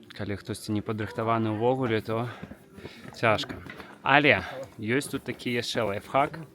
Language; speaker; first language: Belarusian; non-native, local second language; Russian